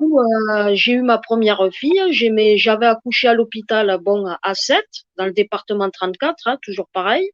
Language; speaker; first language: French; native; French